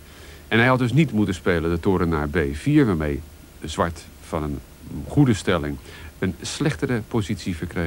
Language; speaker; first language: Dutch; native; Dutch